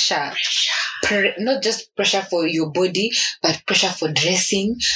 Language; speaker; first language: English; non-native, local second language; Swahili